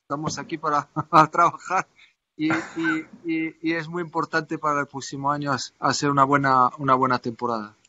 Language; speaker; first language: Spanish; non-native, fluent; French